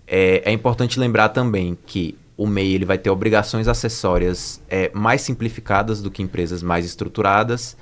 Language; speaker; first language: Portuguese; native; Portuguese